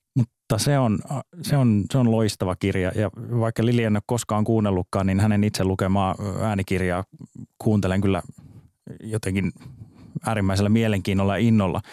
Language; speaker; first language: Finnish; native; Finnish